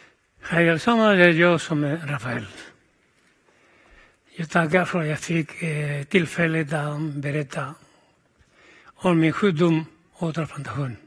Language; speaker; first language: Swedish; non-native, fluent; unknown